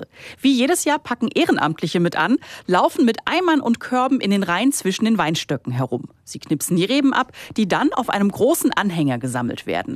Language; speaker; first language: German; native; German